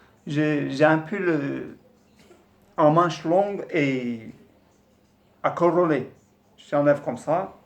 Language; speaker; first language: French; non-native, fluent; Turkish